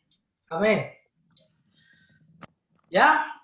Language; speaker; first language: Spanish; native; Spanish